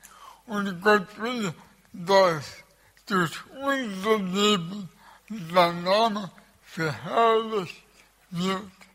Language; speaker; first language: German; early bilingual, other home language; Russian